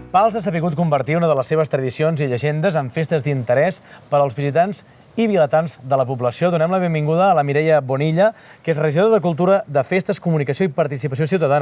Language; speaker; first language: Catalan; native; Catalan